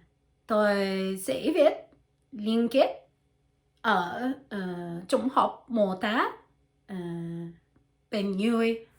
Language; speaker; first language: Vietnamese; non-native, learner; French